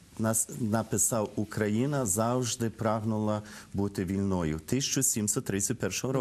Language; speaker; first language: Ukrainian; early bilingual, heritage; Ukrainian